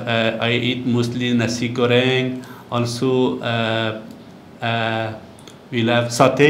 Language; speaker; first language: English; non-native, learner; Persian